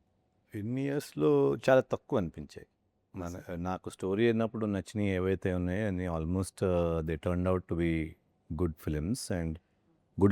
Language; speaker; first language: Telugu; native; Telugu